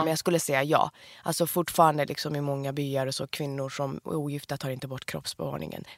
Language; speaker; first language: Swedish; early bilingual, other home language; Persian